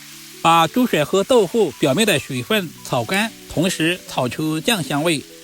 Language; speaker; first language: Chinese; native; Chinese